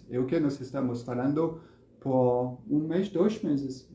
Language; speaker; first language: Portuguese; non-native, fluent; French